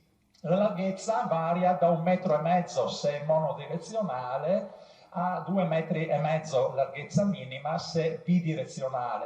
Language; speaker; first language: Italian; non-native, local second language; Slovenian